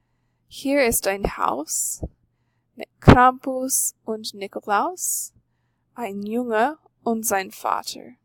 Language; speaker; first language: German; non-native, fluent; English